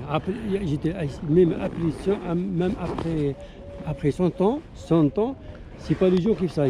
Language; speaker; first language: French; non-native, learner; Arabic